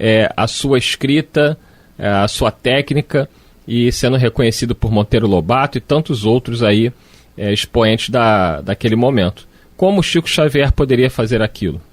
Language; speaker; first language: Portuguese; native; Portuguese